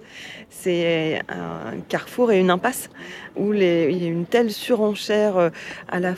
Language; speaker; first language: French; native; French